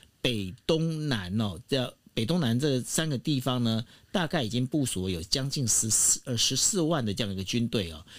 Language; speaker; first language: Chinese; native; Chinese